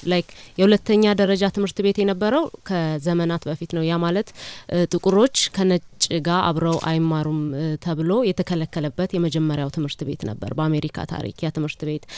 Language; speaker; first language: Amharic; non-native, local second language; Wolaytta